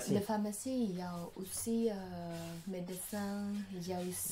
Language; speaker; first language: French; non-native, learner; Khmer